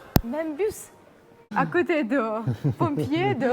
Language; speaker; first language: French; non-native, learner; Russian